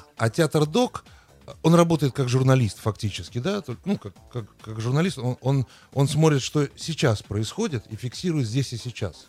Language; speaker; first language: Russian; native; Russian